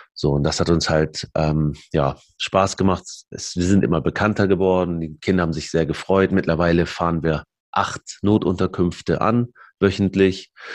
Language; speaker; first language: German; early bilingual, other home language; Arabic